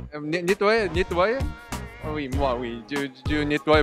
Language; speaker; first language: French; non-native, learner; Japanese